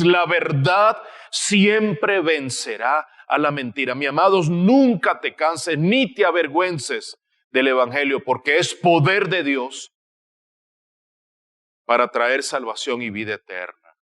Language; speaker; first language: Spanish; native; Spanish